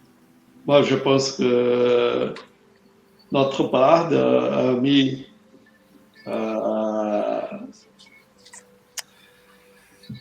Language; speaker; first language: French; non-native, learner; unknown